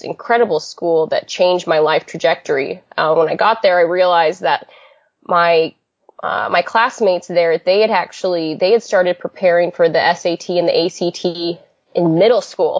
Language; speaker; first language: English; native; English